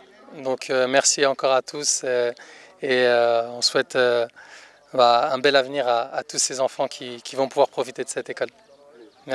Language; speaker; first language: French; native; French